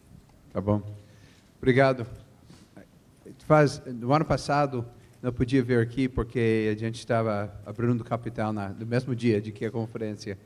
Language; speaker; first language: Portuguese; non-native, fluent; English